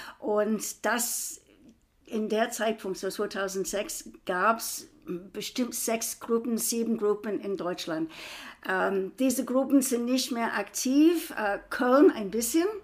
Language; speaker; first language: German; non-native, fluent; English